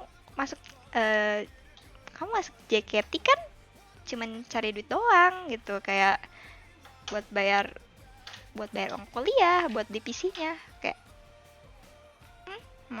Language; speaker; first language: Indonesian; native; Indonesian